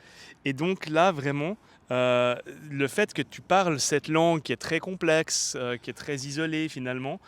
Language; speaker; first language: French; native; French